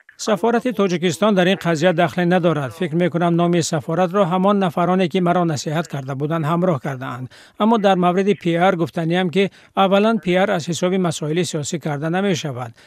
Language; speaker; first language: Tajik; non-native, local second language; Shughni